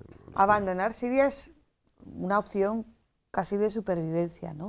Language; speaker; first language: Spanish; native; Spanish